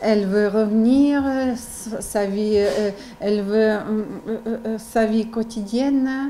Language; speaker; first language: French; non-native, learner; Ukrainian